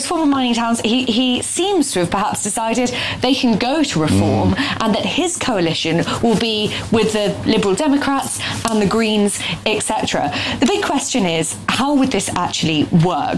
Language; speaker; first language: English; native; English